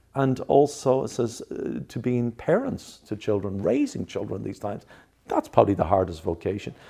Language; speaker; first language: English; native; English